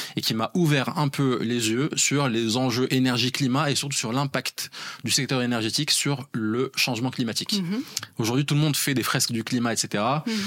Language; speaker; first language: French; non-native, local second language; Arabic